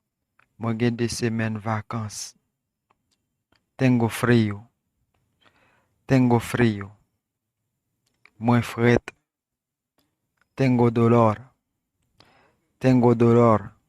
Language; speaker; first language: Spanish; non-native, learner; Haitian Creole